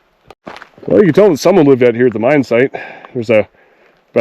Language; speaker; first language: English; native; English